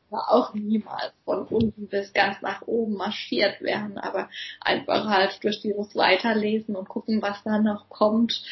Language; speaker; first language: German; native; German